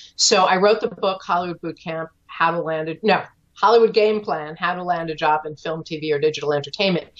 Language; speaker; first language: English; native; English